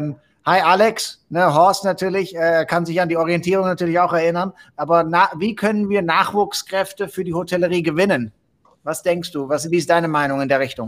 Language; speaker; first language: German; native; German